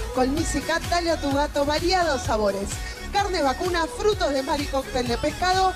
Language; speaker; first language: Spanish; native; Spanish